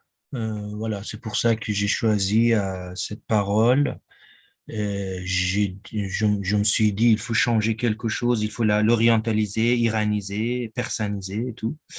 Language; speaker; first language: French; non-native, fluent; Persian